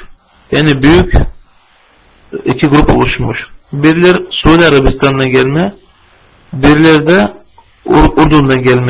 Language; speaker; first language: Turkish; non-native, fluent; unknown